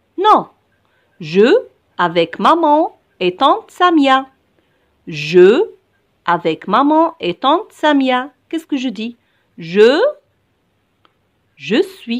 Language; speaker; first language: French; non-native, local second language; Arabic